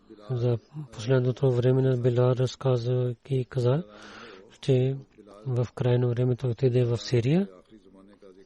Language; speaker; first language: Bulgarian; non-native, learner; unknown